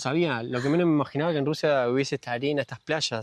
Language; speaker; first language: Spanish; native; Spanish